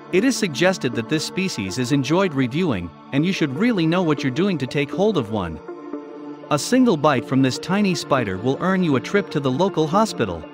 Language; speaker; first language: English; native; English